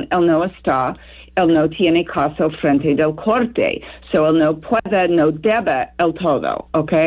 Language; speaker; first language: Spanish; non-native, fluent; English